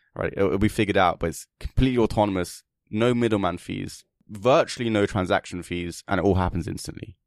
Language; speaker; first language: English; native; English